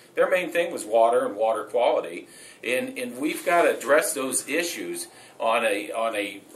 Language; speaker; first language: English; native; English